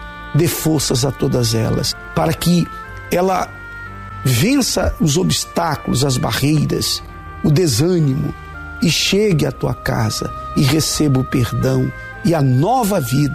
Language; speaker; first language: Portuguese; native; Portuguese